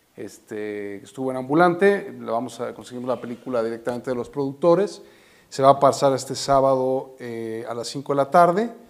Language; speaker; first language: Spanish; native; Spanish